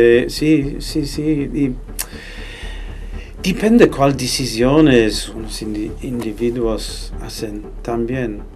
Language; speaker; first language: Spanish; non-native, fluent; English